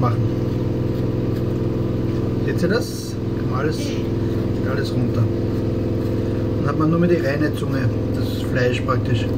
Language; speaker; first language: German; native; German